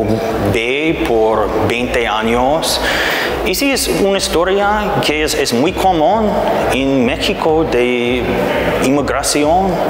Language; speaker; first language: Spanish; non-native, learner; English